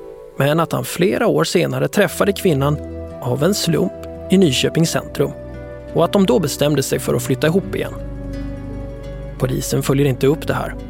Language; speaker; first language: Swedish; native; Swedish